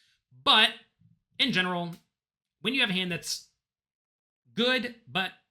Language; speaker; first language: English; native; English